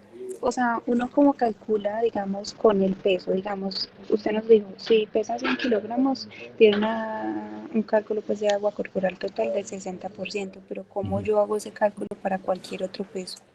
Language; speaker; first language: Spanish; native; Spanish